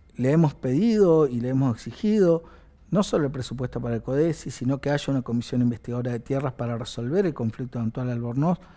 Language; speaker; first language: Spanish; native; Spanish